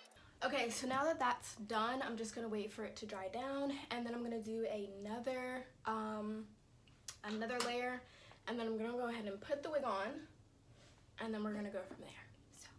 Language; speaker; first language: English; native; English